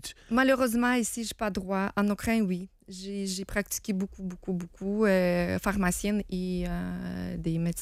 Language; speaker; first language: French; non-native, learner; Ukrainian